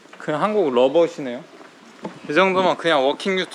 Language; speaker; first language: Korean; native; Korean